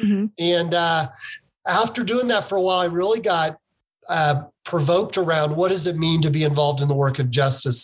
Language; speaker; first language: English; native; English